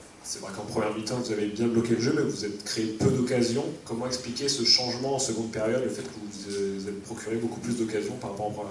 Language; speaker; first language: French; native; French